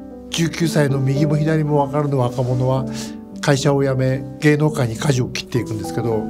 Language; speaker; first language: Japanese; native; Japanese